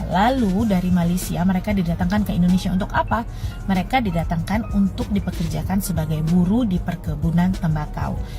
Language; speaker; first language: Indonesian; native; Indonesian